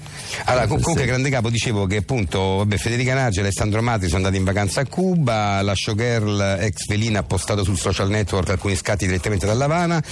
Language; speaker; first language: Italian; native; Italian